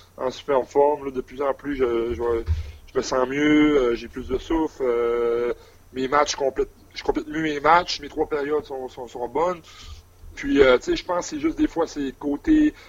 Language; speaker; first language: French; native; French